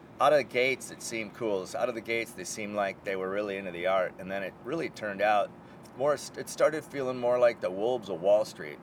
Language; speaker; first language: English; native; English